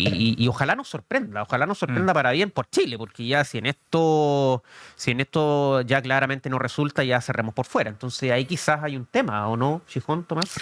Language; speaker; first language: Spanish; native; Spanish